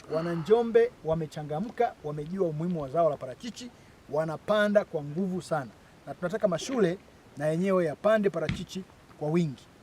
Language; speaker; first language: Swahili; native; Swahili